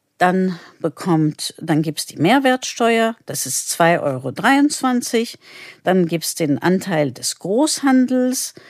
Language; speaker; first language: German; non-native, fluent; Turkish